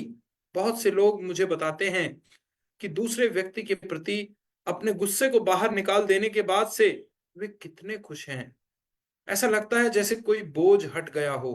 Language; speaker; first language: Hindi; native; Hindi